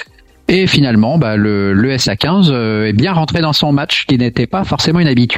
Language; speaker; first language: French; native; French